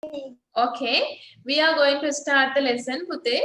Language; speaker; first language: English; non-native, fluent; Sinhala